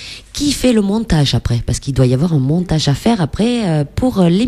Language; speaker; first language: French; native; French